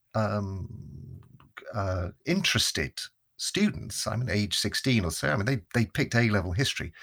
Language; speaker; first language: English; native; English